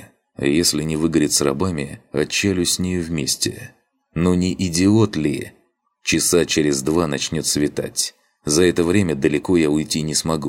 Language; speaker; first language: Russian; native; Russian